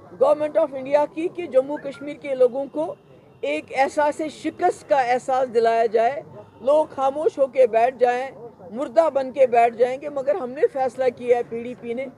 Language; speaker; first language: Urdu; non-native, local second language; Kashmiri